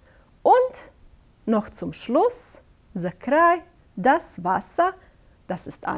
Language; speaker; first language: German; non-native, fluent; Bosnian